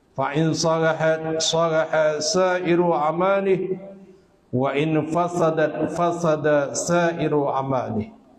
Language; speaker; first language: Malay; native; Malay